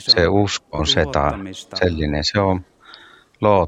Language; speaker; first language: Finnish; non-native, learner; Estonian